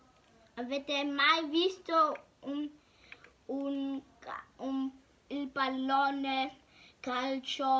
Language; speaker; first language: Italian; early bilingual, heritage; Italian